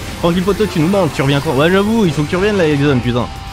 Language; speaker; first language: French; native; French